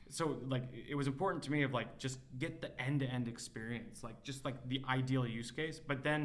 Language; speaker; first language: English; native; English